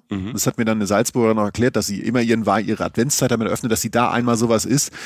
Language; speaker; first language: German; native; German